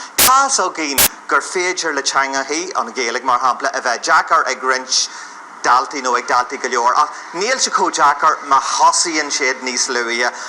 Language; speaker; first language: Irish; native; Irish